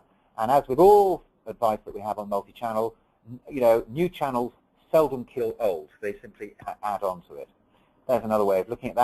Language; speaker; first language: English; native; English